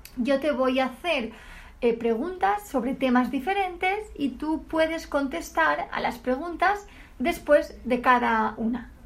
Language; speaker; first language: Spanish; native; Spanish